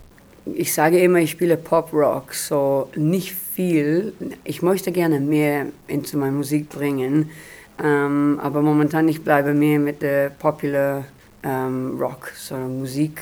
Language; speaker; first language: German; non-native, learner; Hebrew